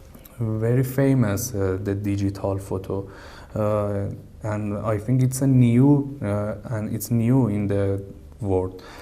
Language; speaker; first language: English; non-native, learner; Persian